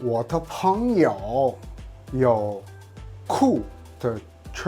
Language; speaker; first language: Chinese; non-native, learner; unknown